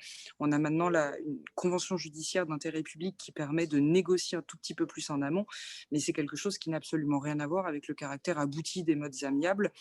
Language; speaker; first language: French; native; French